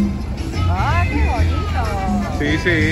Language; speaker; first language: Spanish; non-native, learner; Japanese